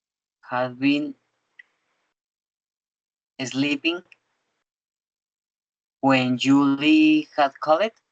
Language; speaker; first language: English; non-native, learner; Spanish